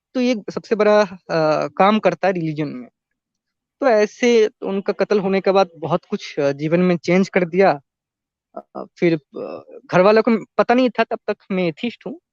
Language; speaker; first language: Hindi; native; Hindi